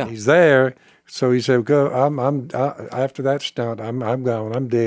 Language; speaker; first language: English; native; English